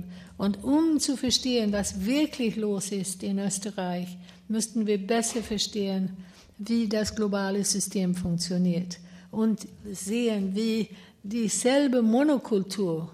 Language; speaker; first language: German; non-native, fluent; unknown